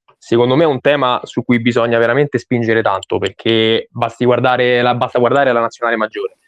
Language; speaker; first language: Italian; native; Italian